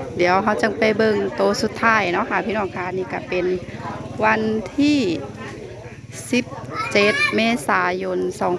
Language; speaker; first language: Thai; native; Thai